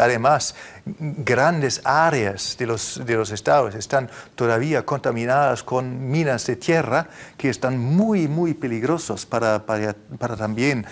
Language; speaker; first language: Spanish; non-native, fluent; German